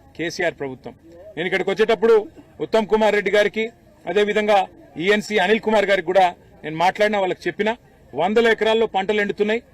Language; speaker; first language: Telugu; native; Telugu